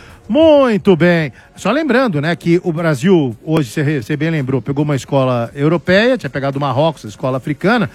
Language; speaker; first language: Portuguese; native; Portuguese